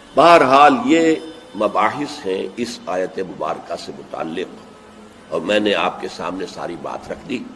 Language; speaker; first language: Urdu; native; Urdu